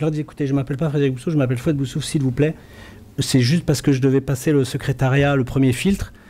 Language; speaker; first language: French; early bilingual, other home language; Arabic